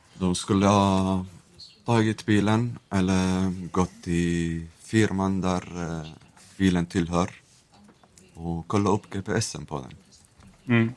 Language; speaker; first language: Swedish; non-native, fluent; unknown